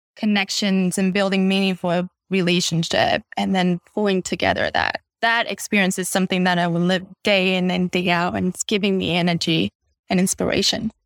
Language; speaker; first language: English; non-native, fluent; Chinese